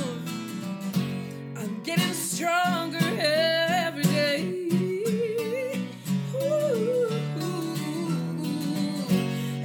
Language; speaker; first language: English; native; English